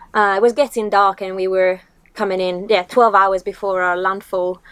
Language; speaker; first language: English; non-native, fluent; Italian